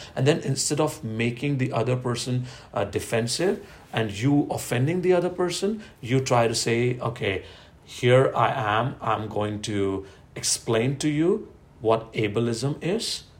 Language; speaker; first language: English; non-native, local second language; Gujarati